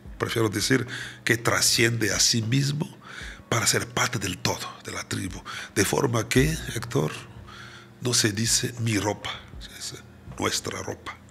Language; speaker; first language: Spanish; non-native, fluent; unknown